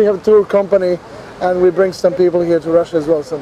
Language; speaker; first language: English; non-native, fluent; Serbian